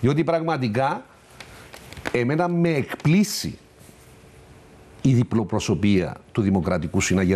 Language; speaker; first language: Greek; native; Greek